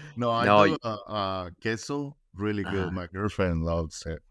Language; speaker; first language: English; non-native, learner; Spanish